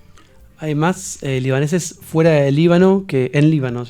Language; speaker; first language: Spanish; native; Spanish